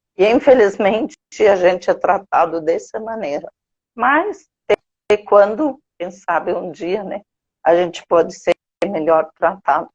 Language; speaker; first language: Portuguese; non-native, fluent; Arabic